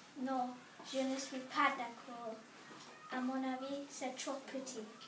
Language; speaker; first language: French; non-native, learner; English